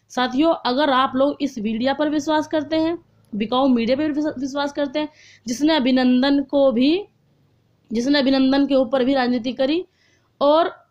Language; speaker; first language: Hindi; native; Hindi